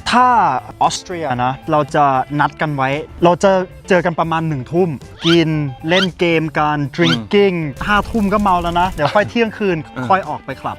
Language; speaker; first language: Thai; non-native, fluent; German